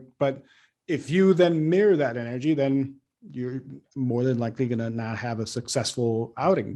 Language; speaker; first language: English; native; English